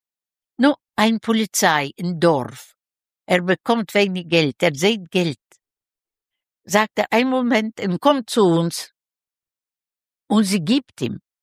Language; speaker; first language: German; non-native, learner; Russian